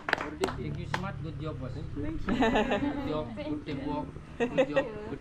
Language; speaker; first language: English; non-native, learner; Indonesian